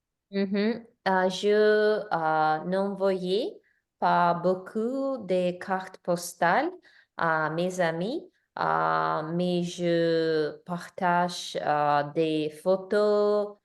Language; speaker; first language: French; non-native, learner; English